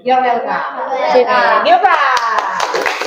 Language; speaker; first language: English; non-native, learner; Indonesian